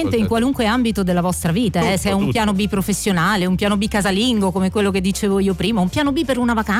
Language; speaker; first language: Italian; native; Italian